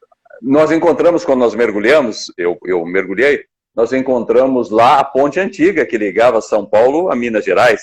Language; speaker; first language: Portuguese; native; Portuguese